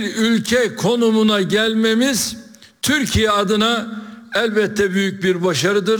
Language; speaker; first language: Turkish; native; Turkish